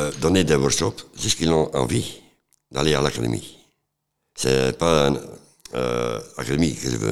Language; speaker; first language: French; non-native, local second language; Dutch